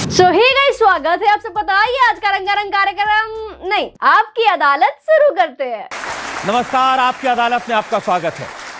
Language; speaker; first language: Hindi; native; Hindi